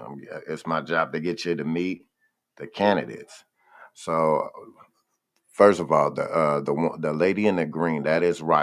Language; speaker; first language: English; native; English